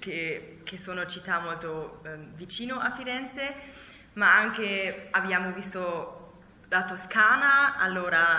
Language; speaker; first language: Italian; non-native, learner; German